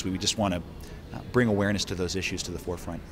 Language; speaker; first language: English; native; English